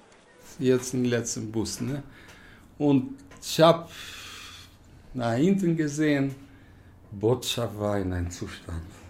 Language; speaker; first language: German; non-native, learner; Albanian